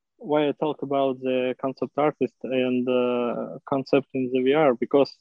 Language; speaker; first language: English; non-native, learner; Russian